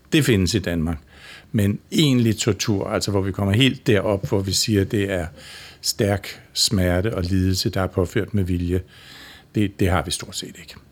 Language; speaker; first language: Danish; native; Danish